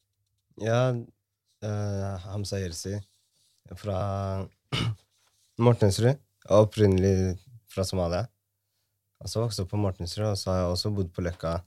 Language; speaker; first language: Norwegian; early bilingual, other home language; Somali